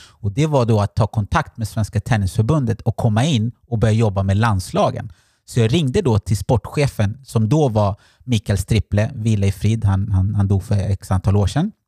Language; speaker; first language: Swedish; early bilingual, other home language; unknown